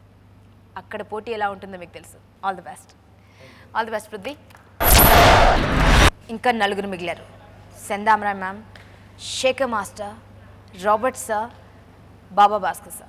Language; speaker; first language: Telugu; native; Telugu